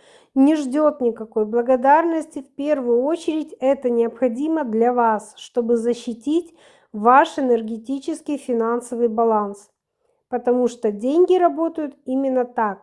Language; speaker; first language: Russian; native; Russian